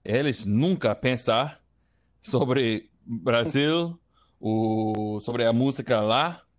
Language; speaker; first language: Portuguese; non-native, learner; English